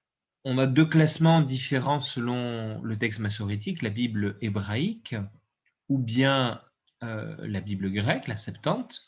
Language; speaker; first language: French; native; French